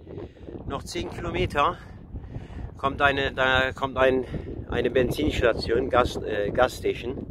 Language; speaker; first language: German; early bilingual, other home language; Turkish